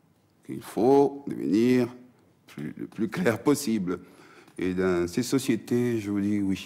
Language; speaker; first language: French; non-native, fluent; Spanish